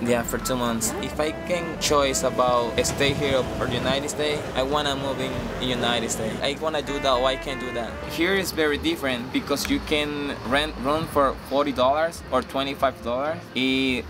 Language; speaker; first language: English; non-native, learner; Spanish